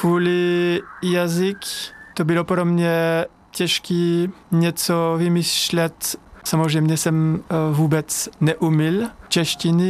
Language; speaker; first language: Czech; non-native, fluent; French